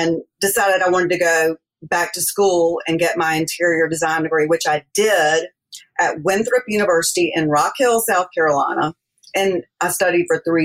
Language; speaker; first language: English; native; English